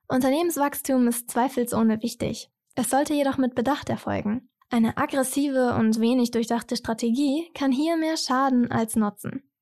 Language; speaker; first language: German; native; German